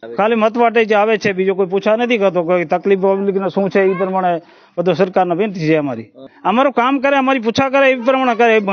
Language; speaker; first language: Gujarati; native; Gujarati